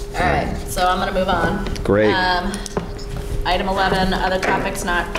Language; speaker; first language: English; native; English